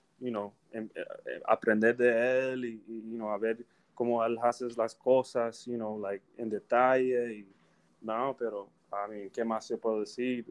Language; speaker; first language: Spanish; early bilingual, heritage; English